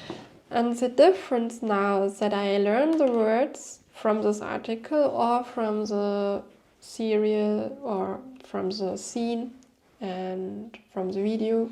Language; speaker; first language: English; non-native, fluent; German